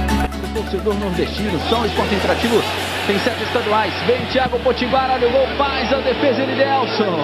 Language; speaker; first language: Portuguese; native; Portuguese